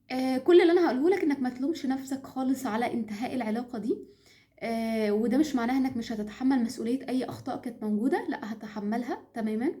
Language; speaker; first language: Arabic; native; Arabic